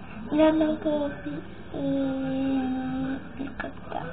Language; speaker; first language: Russian; early bilingual, heritage; Russian